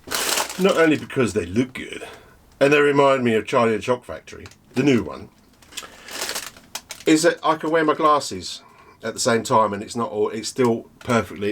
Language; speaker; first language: English; native; English